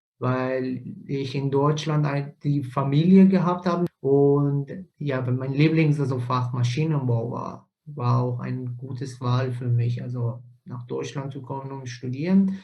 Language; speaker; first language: German; non-native, fluent; Persian